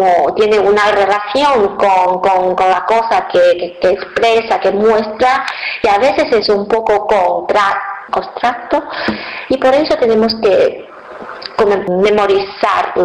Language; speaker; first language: Spanish; non-native, fluent; Chinese